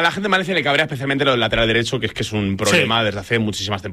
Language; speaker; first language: Spanish; native; Spanish